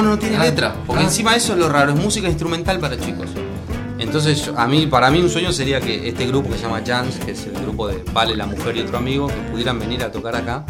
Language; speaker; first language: Spanish; native; Spanish